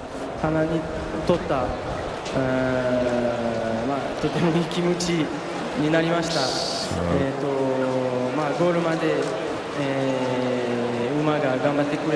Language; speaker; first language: Japanese; non-native, learner; French